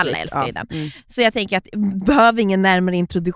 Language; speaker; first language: Swedish; native; Swedish